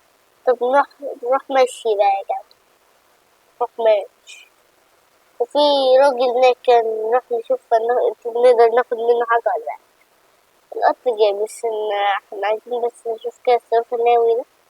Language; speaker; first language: Arabic; native; Arabic